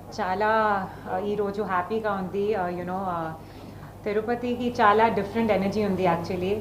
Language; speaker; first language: Telugu; non-native, learner; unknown